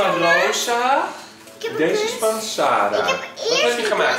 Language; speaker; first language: Dutch; native; Dutch